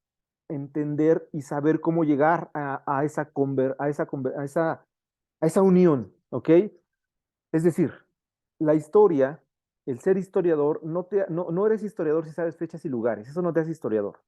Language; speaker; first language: Spanish; native; Spanish